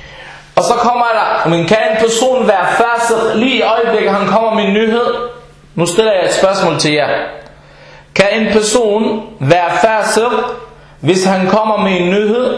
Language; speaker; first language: Danish; early bilingual, other home language; Arabic